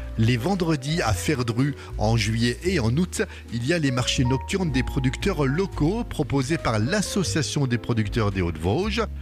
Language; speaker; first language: French; native; French